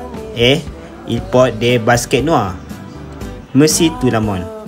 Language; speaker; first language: French; non-native, learner; Malay